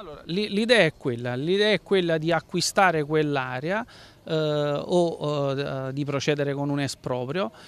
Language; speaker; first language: Italian; native; Italian